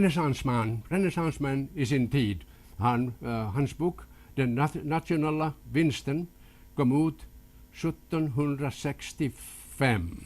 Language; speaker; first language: Swedish; non-native, local second language; Finnish